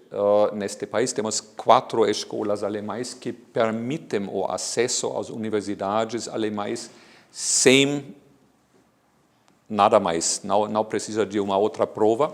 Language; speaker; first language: Portuguese; non-native, fluent; German